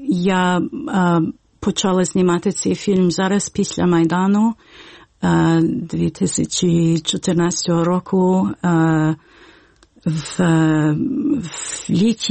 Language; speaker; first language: Ukrainian; early bilingual, heritage; Ukrainian